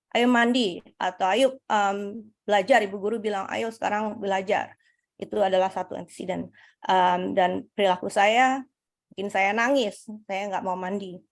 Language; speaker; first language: Indonesian; early bilingual, heritage; Indonesian